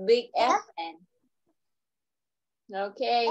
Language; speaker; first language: English; non-native, learner; Vietnamese